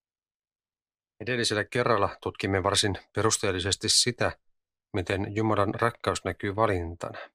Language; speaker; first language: Finnish; native; Finnish